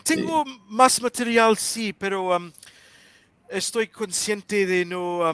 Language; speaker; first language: Spanish; non-native, learner; English